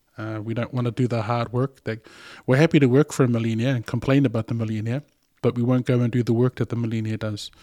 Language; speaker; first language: English; non-native, local second language; Samoan